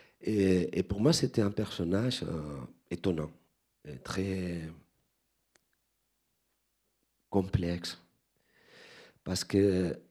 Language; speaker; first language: French; non-native, learner; Spanish